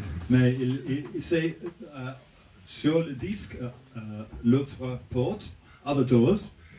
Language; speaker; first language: French; non-native, learner; English